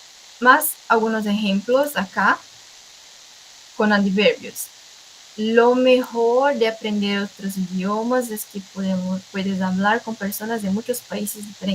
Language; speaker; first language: Spanish; non-native, fluent; Portuguese